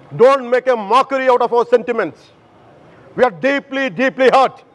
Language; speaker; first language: English; non-native, local second language; Telugu